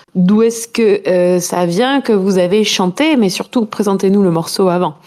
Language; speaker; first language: French; native; French